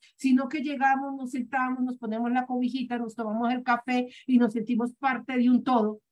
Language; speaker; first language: Spanish; native; Spanish